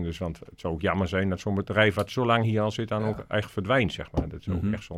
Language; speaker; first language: Dutch; native; Dutch